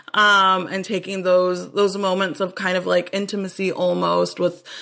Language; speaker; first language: English; native; English